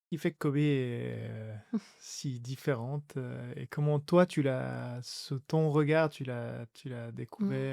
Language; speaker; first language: French; native; French